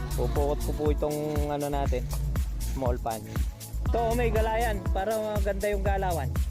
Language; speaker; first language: Filipino; non-native, local second language; Pampanga